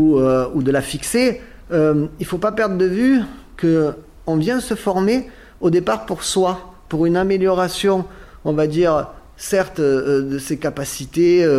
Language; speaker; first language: French; native; French